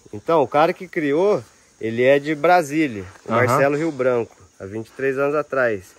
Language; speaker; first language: Portuguese; native; Portuguese